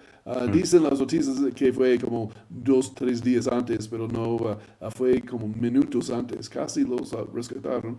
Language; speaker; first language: Spanish; non-native, fluent; English